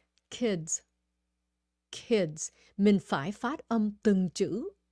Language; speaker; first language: Vietnamese; early bilingual, heritage; Vietnamese